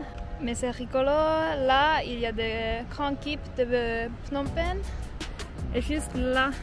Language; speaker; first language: French; non-native, fluent; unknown